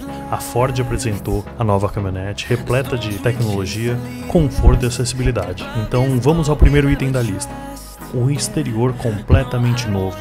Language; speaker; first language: Portuguese; native; Portuguese